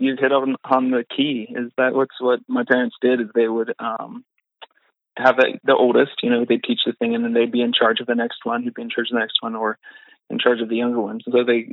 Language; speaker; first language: English; native; English